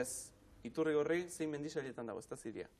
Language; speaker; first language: Basque; native; Basque